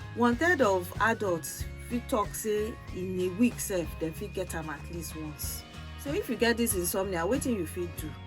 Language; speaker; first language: Nigerian Pidgin; non-native, local second language; Yoruba